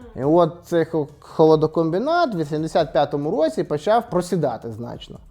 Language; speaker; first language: Ukrainian; native; Ukrainian